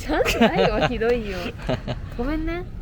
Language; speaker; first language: Japanese; native; Japanese